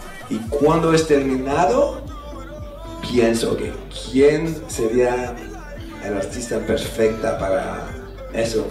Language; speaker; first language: Spanish; non-native, fluent; French